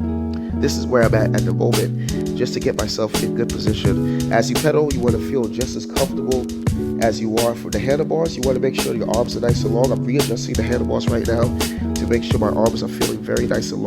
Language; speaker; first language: English; native; English